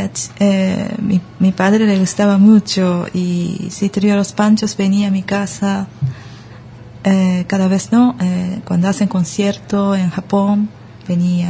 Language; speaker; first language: Spanish; early bilingual, other home language; Japanese